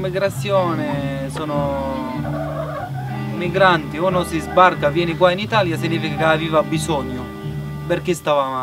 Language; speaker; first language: Italian; non-native, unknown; Arabic